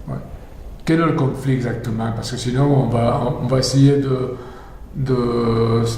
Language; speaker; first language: French; non-native, fluent; Spanish